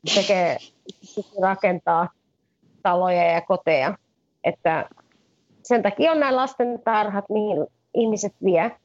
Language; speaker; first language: Finnish; native; Finnish